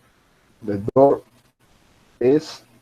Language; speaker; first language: English; non-native, fluent; Spanish